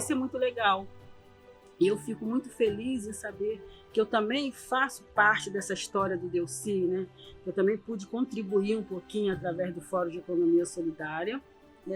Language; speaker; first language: Portuguese; native; Portuguese